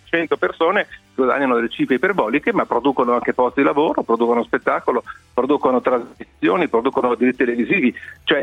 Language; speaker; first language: Italian; native; Italian